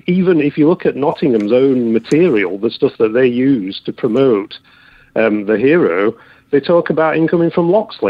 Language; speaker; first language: English; native; English